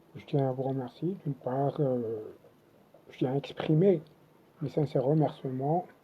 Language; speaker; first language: French; non-native, local second language; Arabic